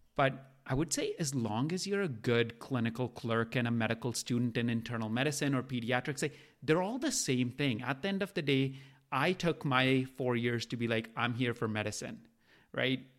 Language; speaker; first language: English; non-native, local second language; Punjabi